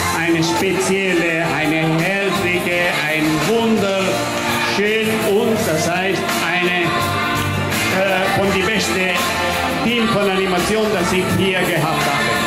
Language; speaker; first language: German; non-native, learner; Italian